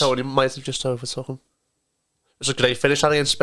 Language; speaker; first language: English; native; English